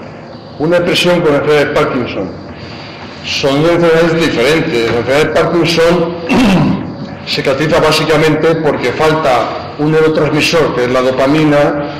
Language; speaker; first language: Spanish; native; Spanish